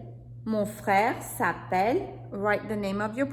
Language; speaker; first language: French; non-native, fluent; English